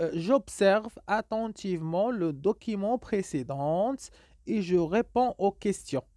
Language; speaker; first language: French; non-native, local second language; Arabic